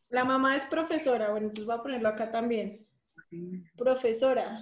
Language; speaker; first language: Spanish; native; Spanish